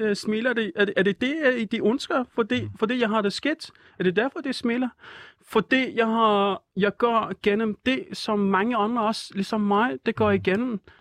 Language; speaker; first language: Danish; non-native, fluent; Persian